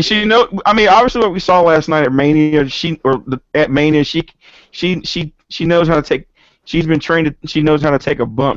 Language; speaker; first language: English; native; English